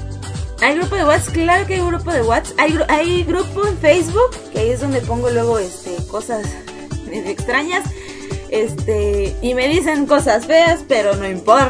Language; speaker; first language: Spanish; native; Spanish